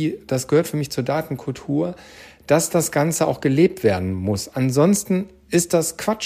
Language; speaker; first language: German; native; German